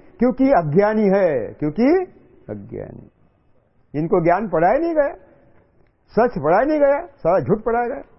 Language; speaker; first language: Hindi; non-native, local second language; Marathi